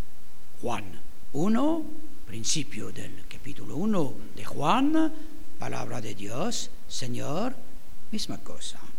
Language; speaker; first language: Spanish; non-native, fluent; French